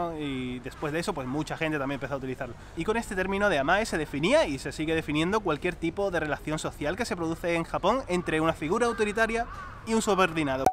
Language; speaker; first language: Spanish; native; Spanish